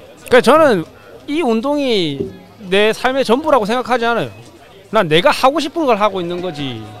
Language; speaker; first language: Korean; native; Korean